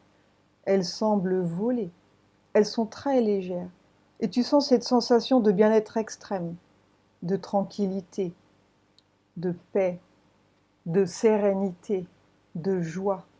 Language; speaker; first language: French; native; French